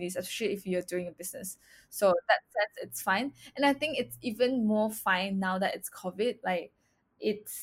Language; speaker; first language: English; non-native, local second language; Chinese